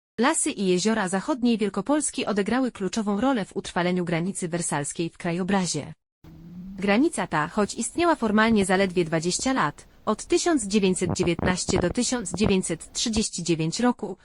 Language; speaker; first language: Polish; native; Polish